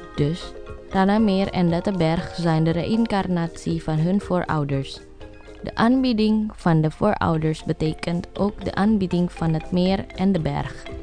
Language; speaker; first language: Dutch; non-native, learner; Indonesian